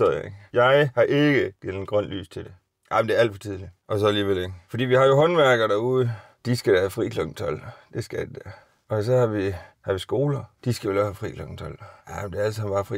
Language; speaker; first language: Danish; native; Danish